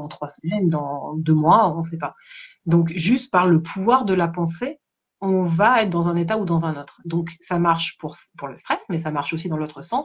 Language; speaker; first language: French; native; French